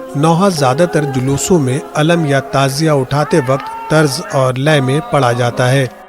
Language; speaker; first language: Urdu; non-native, local second language; Kashmiri